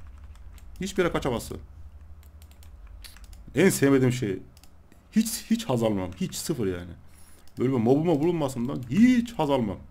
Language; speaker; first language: Turkish; native; Turkish